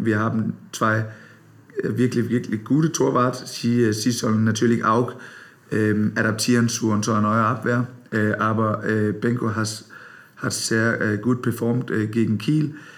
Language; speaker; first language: German; non-native, learner; Danish